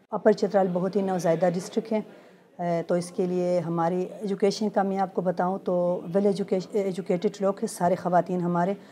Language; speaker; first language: Urdu; non-native, local second language; Khowar